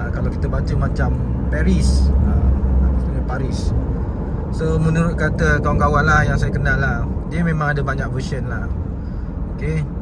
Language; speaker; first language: Malay; native; Malay